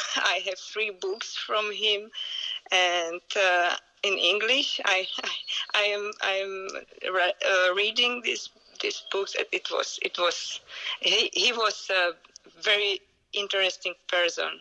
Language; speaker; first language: English; non-native, learner; Czech